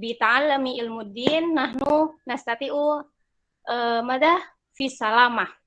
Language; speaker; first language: Arabic; non-native, learner; Indonesian